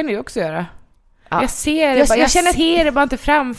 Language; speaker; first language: Swedish; native; Swedish